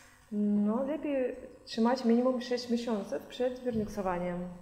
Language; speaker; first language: Polish; non-native, learner; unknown